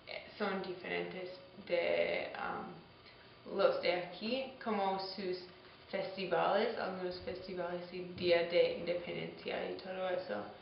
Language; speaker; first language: Spanish; non-native, learner; English